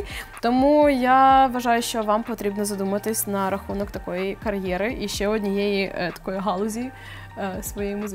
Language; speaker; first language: Ukrainian; native; Ukrainian